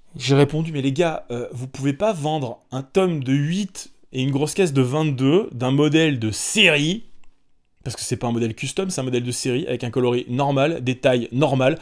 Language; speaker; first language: French; native; French